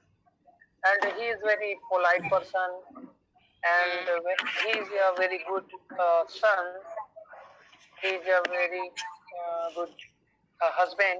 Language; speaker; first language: English; non-native, learner; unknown